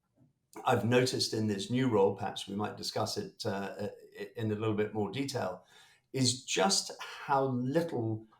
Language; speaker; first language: English; native; English